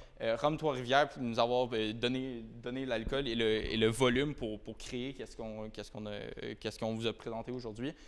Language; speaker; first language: French; native; French